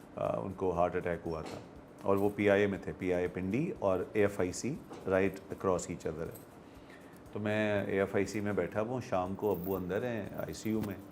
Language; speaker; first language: Urdu; native; Urdu